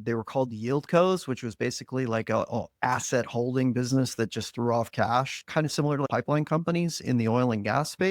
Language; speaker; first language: English; native; English